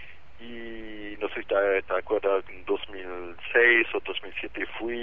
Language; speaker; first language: Spanish; non-native, fluent; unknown